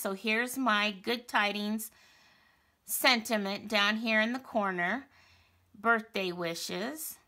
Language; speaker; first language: English; native; English